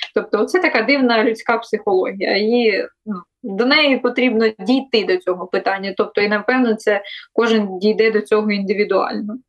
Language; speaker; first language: Ukrainian; non-native, local second language; Russian